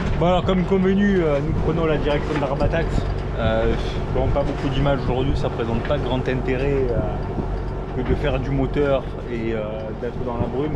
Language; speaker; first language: French; native; French